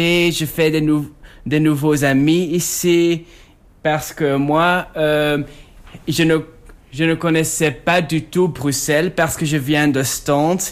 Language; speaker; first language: French; non-native, local second language; Dutch